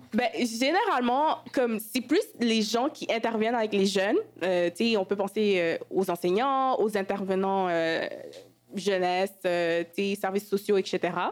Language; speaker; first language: French; early bilingual, other home language; Wolof